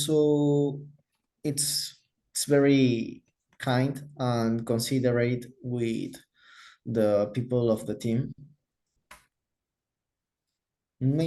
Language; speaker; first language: English; non-native, learner; Spanish